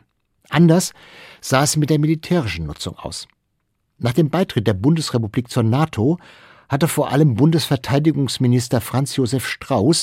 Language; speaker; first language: German; native; German